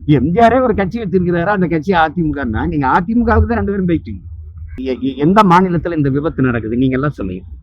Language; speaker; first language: Tamil; native; Tamil